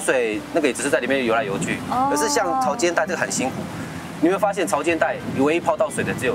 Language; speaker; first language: Chinese; native; Chinese